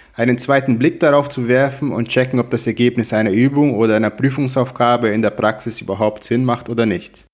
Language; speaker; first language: German; non-native, fluent; Portuguese